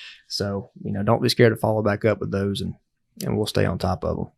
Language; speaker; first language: English; native; English